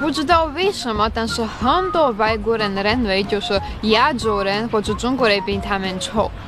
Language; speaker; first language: Chinese; non-native, fluent; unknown